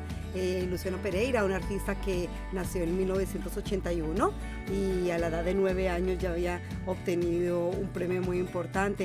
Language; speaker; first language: Spanish; native; Spanish